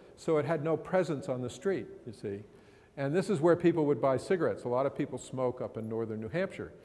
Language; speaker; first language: English; native; English